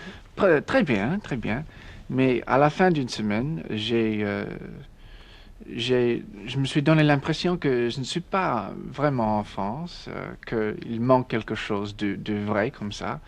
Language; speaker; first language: French; non-native, learner; English